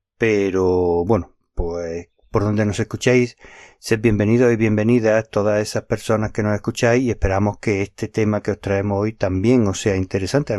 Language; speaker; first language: Spanish; native; Spanish